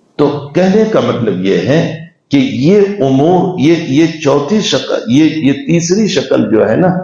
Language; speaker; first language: Urdu; non-native, local second language; Gujarati